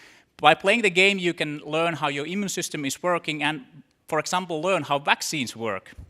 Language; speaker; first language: English; non-native, fluent; Finnish